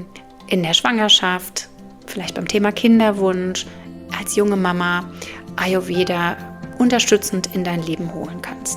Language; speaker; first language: German; native; German